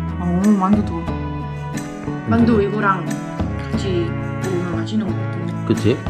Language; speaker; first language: Korean; non-native, learner; Spanish